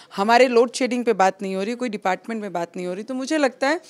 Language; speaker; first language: Hindi; non-native, local second language; Marathi